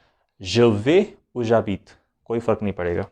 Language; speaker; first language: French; non-native, fluent; Hindi